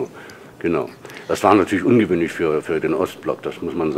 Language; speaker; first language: German; native; German